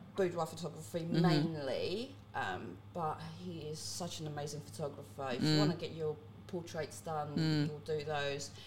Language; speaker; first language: English; early bilingual, other home language; Cantonese